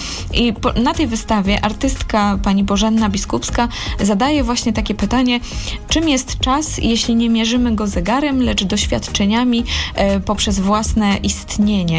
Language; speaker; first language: Polish; native; Polish